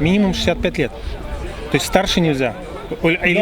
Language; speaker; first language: Russian; native; Russian